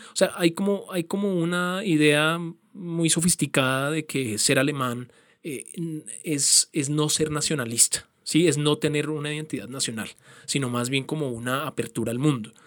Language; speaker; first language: Spanish; native; Spanish